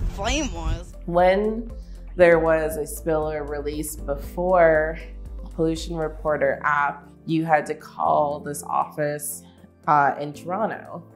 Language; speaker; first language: English; native; English